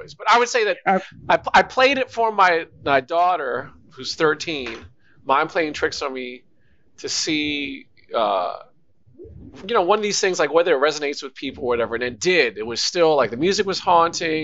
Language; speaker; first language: English; native; English